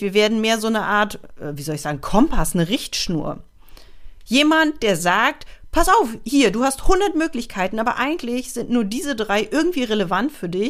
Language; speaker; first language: German; native; German